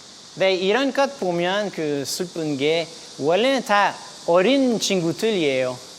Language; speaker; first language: Korean; non-native, learner; French